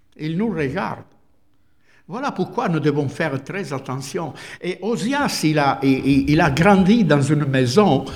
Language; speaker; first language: French; non-native, fluent; Italian